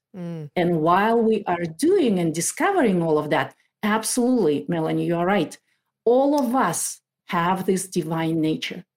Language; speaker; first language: English; non-native, fluent; Kazakh